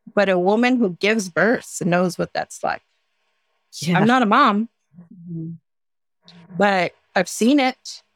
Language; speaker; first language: English; native; English